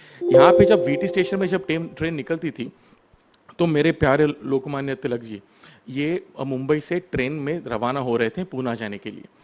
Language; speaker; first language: Hindi; non-native, local second language; Marathi